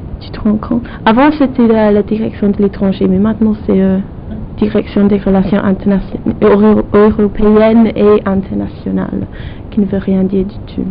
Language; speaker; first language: French; non-native, fluent; English